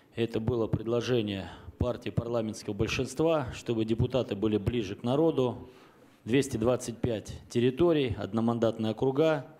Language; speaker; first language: Russian; native; Russian